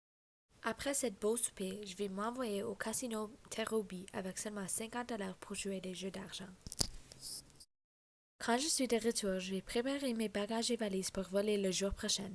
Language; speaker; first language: French; non-native, learner; English